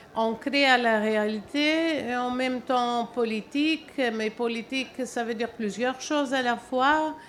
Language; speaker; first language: French; non-native, fluent; Greek